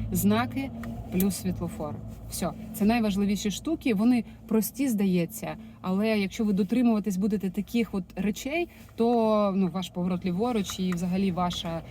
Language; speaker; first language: Ukrainian; non-native, local second language; Russian